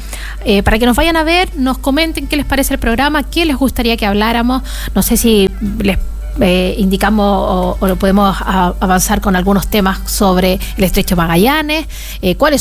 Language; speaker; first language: Spanish; native; Spanish